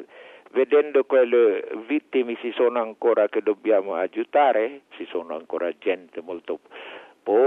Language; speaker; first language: Italian; non-native, learner; Indonesian